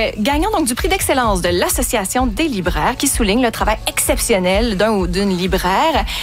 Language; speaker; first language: French; native; French